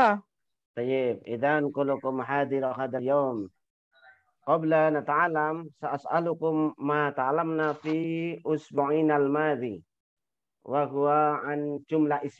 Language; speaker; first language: Arabic; non-native, fluent; Indonesian